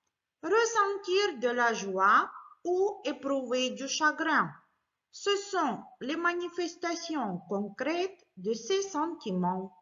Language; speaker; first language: French; non-native, fluent; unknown